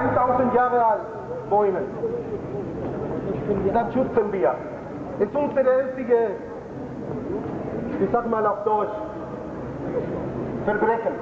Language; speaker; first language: German; non-native, fluent; Spanish